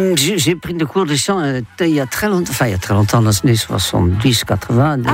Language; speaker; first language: French; non-native, fluent; Dutch